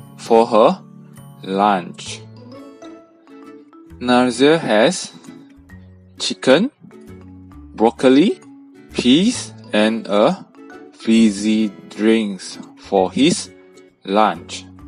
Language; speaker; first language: English; non-native, local second language; Chinese